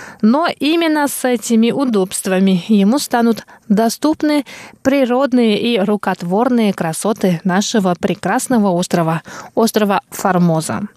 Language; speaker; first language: Russian; non-native, local second language; Tuvinian